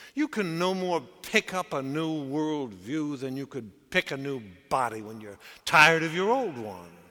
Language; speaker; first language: English; native; English